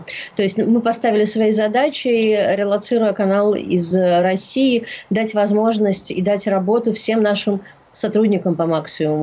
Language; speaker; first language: Russian; native; Russian